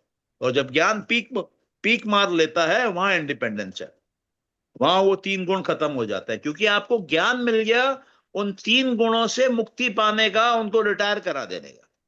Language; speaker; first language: Hindi; native; Hindi